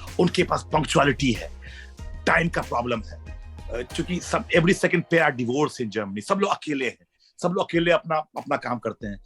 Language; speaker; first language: Hindi; native; Hindi